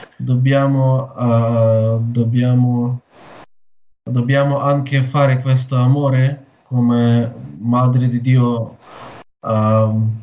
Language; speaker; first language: Italian; non-native, learner; Ukrainian